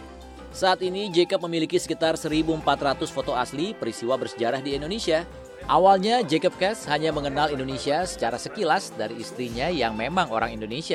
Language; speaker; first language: Indonesian; native; Indonesian